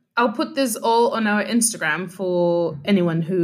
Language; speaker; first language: English; non-native, local second language; Nyanja